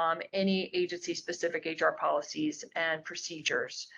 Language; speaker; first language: English; native; English